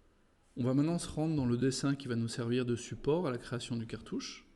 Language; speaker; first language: French; native; French